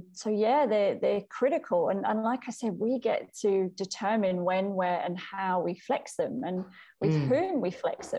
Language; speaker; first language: English; native; English